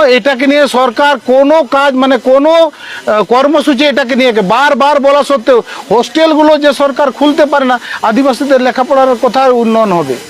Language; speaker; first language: Bangla; non-native, local second language; Santali